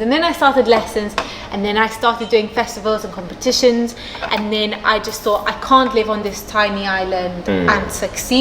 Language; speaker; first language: English; non-native, local second language; Maltese